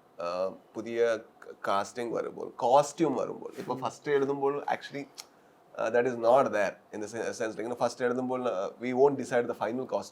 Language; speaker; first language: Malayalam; non-native, learner; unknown